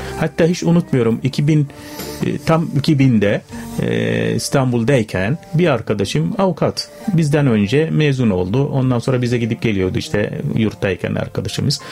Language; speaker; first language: Turkish; non-native, fluent; Arabic